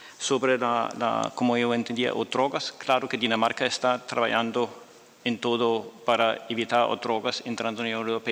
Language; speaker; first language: Portuguese; non-native, fluent; Danish